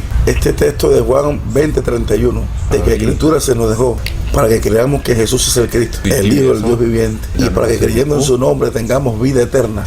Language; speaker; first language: Spanish; native; Spanish